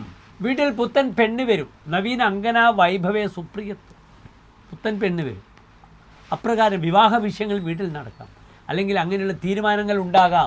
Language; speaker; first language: Malayalam; native; Malayalam